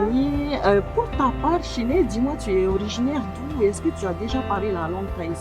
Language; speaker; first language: French; native; French